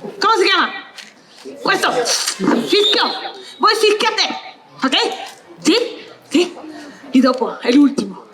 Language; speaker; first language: Italian; non-native, learner; Spanish